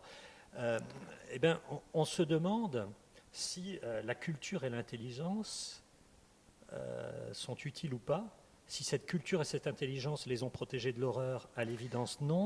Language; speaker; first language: French; native; French